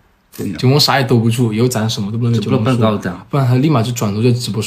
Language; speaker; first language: Chinese; native; Chinese